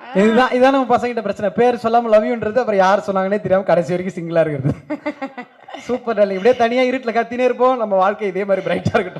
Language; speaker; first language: Tamil; native; Tamil